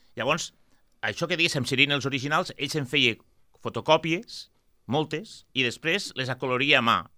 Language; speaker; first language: Catalan; native; Catalan